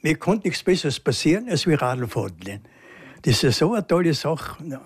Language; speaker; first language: German; native; German